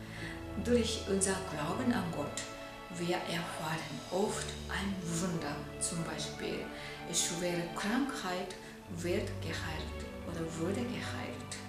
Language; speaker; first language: German; non-native, fluent; Japanese